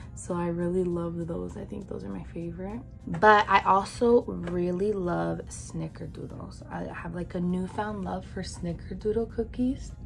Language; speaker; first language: English; native; English